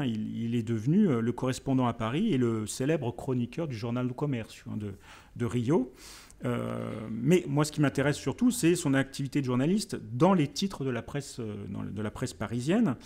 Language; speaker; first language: French; native; French